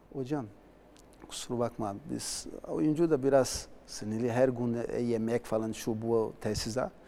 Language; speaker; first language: Turkish; non-native, learner; Portuguese